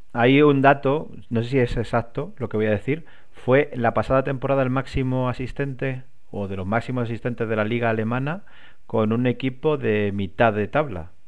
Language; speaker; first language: Spanish; native; Spanish